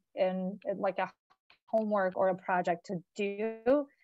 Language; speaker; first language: English; non-native, fluent; Turkish